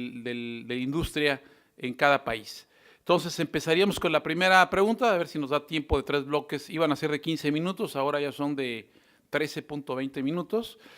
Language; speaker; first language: Spanish; native; Spanish